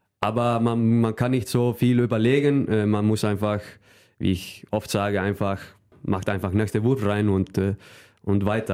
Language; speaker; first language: German; non-native, fluent; Icelandic